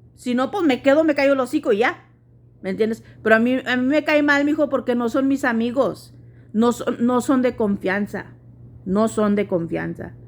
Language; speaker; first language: Spanish; early bilingual, heritage; Spanish